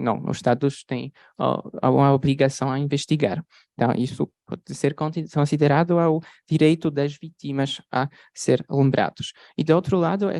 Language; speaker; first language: Portuguese; non-native, fluent; Polish